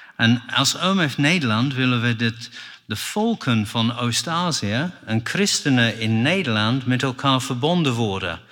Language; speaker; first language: Dutch; non-native, fluent; English